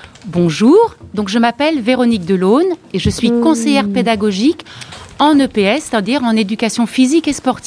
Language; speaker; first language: French; native; French